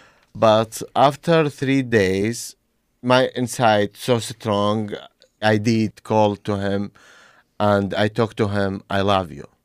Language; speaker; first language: English; non-native, learner; Arabic